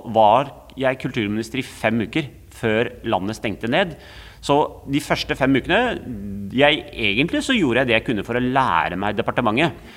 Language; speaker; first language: Norwegian; native; Norwegian